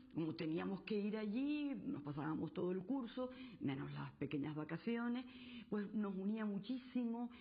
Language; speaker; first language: Spanish; native; Spanish